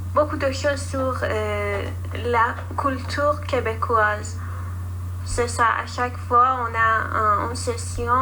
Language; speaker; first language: French; non-native, fluent; Persian